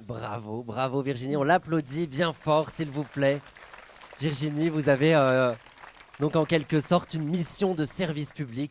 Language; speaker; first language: French; native; French